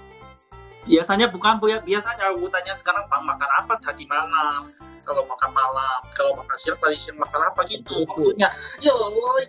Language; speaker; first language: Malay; non-native, fluent; Korean